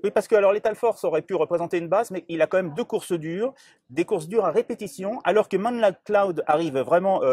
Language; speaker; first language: French; native; French